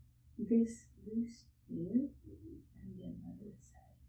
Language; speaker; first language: English; non-native, learner; Spanish